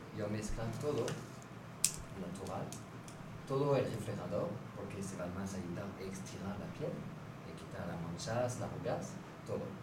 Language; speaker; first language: Spanish; non-native, learner; French